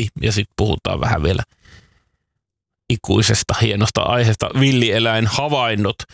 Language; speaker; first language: Finnish; native; Finnish